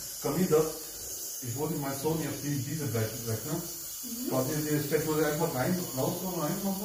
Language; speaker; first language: German; non-native, learner; Hindi